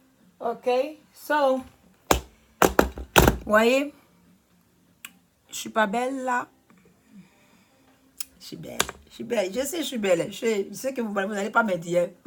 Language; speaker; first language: French; non-native, learner; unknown